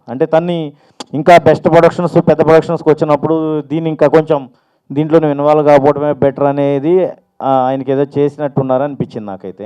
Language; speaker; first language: Telugu; native; Telugu